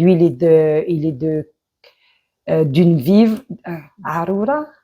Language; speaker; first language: French; early bilingual, other home language; Arabic